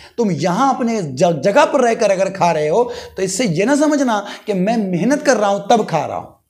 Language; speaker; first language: Urdu; native; Urdu